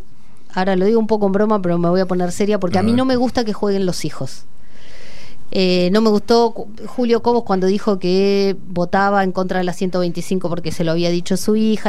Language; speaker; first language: Spanish; native; Spanish